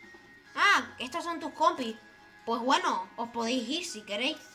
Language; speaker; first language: Spanish; native; Spanish